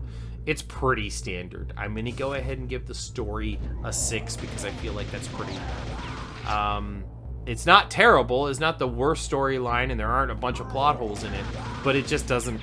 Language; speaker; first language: English; native; English